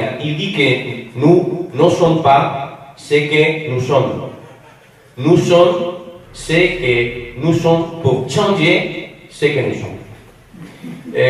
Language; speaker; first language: French; non-native, fluent; Spanish